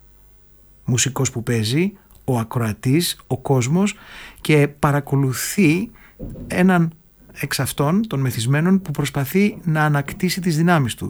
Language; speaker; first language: Greek; native; Greek